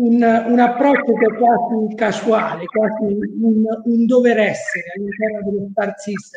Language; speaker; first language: Italian; native; Italian